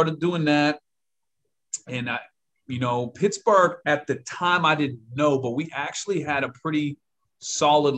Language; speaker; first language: English; native; English